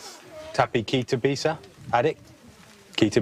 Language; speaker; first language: Indonesian; non-native, learner; English